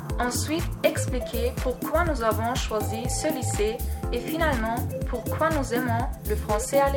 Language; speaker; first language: French; non-native, learner; German